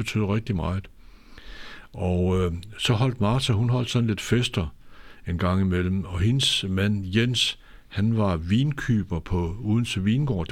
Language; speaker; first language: Danish; native; Danish